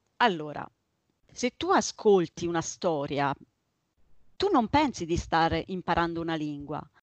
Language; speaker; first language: Italian; native; Italian